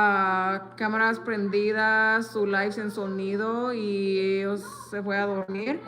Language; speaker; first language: Spanish; non-native, learner; English